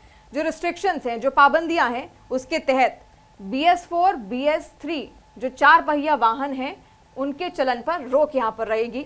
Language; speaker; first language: Hindi; native; Hindi